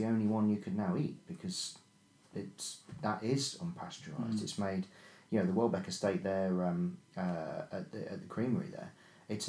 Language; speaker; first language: English; native; English